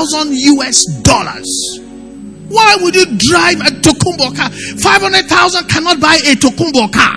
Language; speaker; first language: English; non-native, local second language; Yoruba